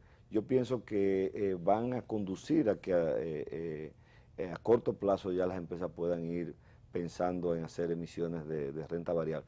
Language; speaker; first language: Spanish; native; Spanish